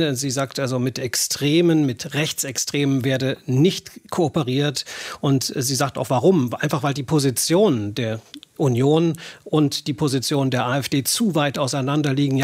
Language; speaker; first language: German; native; German